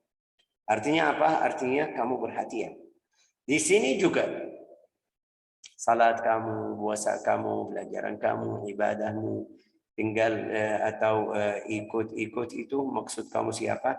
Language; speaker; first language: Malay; non-native, fluent; Arabic